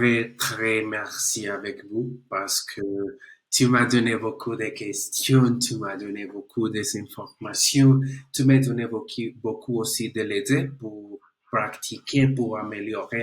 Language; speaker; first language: French; non-native, learner; Spanish